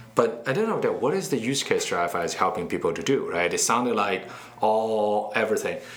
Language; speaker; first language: English; non-native, fluent; Chinese